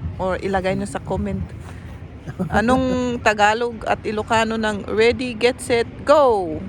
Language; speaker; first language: Filipino; non-native, local second language; Iloko